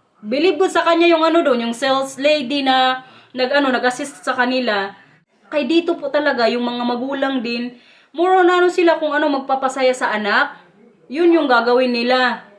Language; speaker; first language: Filipino; non-native, local second language; Waray